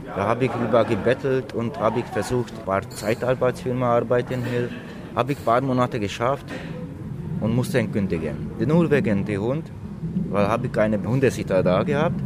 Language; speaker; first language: German; non-native, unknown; Slovak